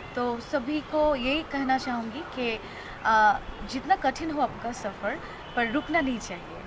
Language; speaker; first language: Hindi; non-native, learner; Bangla